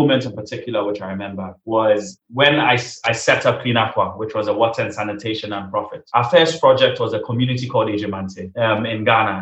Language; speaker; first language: English; non-native, local second language; Akan